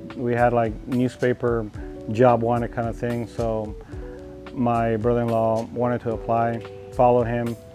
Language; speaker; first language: English; native; English